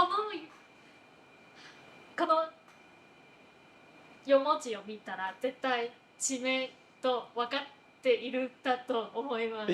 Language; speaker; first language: Japanese; non-native, fluent; Chinese